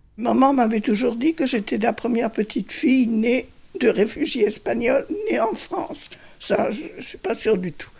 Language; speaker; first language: French; early bilingual, other home language; Spanish